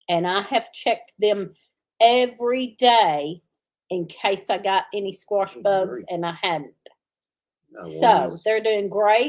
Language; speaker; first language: English; native; English